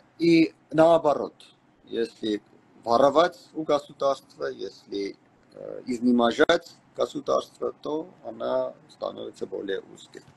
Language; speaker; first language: Russian; non-native, local second language; Armenian